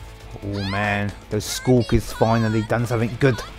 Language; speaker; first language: English; native; English